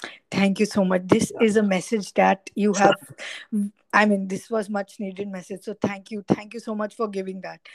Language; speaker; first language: English; non-native, local second language; Hindi